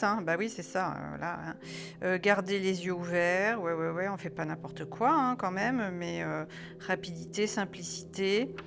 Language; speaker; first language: French; native; French